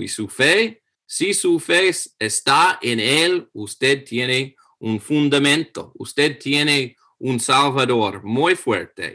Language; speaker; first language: Spanish; non-native, fluent; English